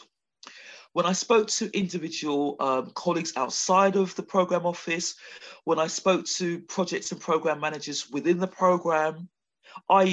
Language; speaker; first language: English; native; English